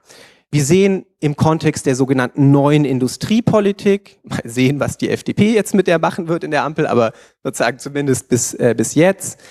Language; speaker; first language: German; native; German